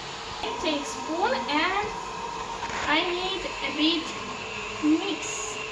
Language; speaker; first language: English; non-native, learner; Russian